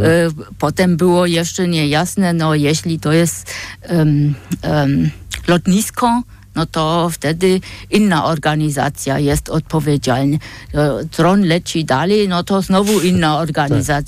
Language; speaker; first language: Polish; non-native, fluent; German